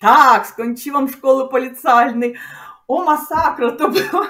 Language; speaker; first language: Polish; non-native, learner; Russian